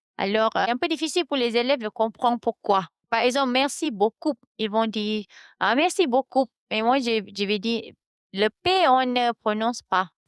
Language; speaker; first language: French; non-native, fluent; Malay